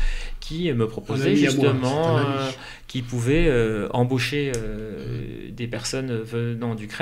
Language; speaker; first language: French; native; French